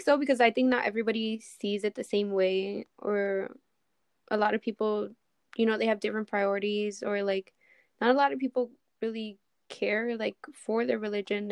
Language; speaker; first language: English; native; English